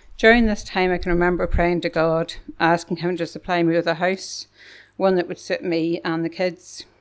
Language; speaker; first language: English; native; English